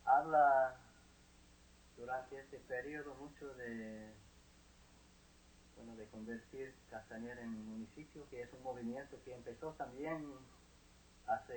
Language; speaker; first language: Spanish; non-native, fluent; English